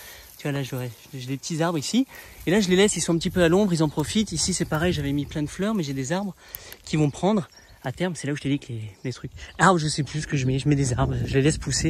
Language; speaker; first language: French; native; French